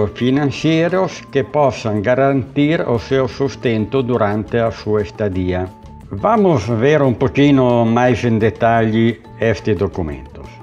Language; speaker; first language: Portuguese; non-native, learner; Italian